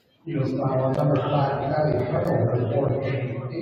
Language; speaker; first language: English; native; English